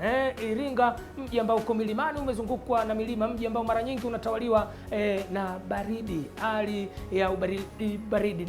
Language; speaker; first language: Swahili; native; Swahili